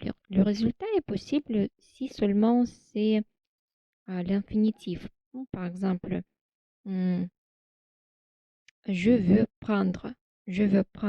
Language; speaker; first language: French; non-native, fluent; Russian